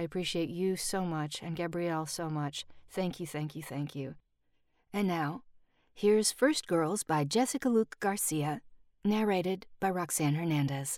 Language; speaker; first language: English; early bilingual, other home language; Spanish